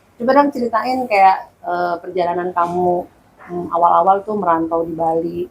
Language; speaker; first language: Indonesian; native; Indonesian